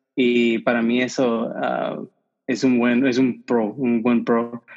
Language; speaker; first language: Spanish; early bilingual, heritage; Spanish